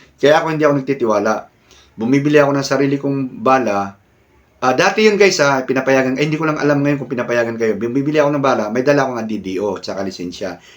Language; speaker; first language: Filipino; native; Filipino